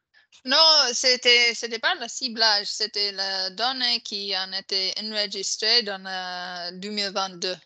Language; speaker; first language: French; non-native, fluent; English